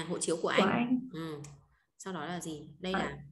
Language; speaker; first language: Vietnamese; native; Vietnamese